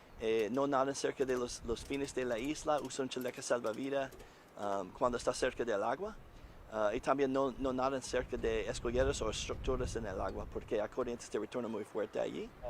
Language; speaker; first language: Spanish; non-native, learner; English